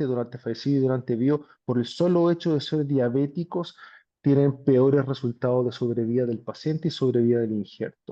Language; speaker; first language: Spanish; native; Spanish